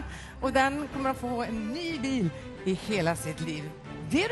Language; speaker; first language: Swedish; native; Swedish